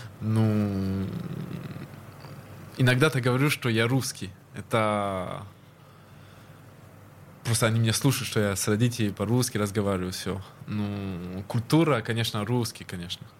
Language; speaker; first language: Russian; early bilingual, heritage; Russian